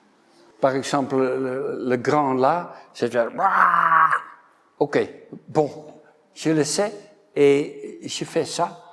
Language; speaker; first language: French; non-native, fluent; Dutch